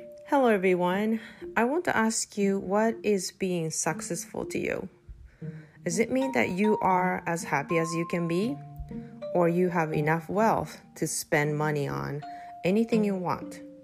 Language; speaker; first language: English; non-native, fluent; Japanese